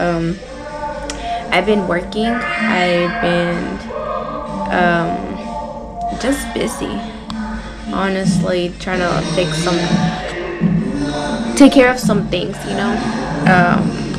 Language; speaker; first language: English; early bilingual, other home language; Spanish